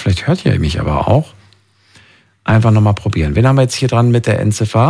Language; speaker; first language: German; native; German